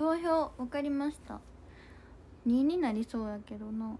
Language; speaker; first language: Japanese; native; Japanese